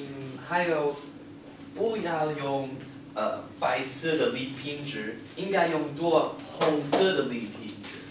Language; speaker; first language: Chinese; non-native, learner; English